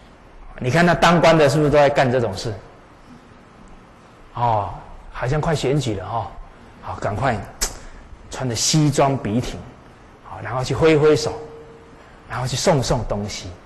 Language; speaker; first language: Chinese; native; Chinese